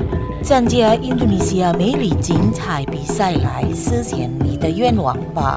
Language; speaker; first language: Chinese; non-native, fluent; Indonesian